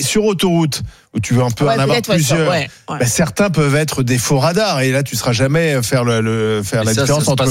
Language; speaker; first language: French; native; French